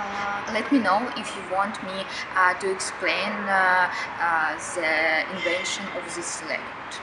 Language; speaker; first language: English; non-native, learner; Russian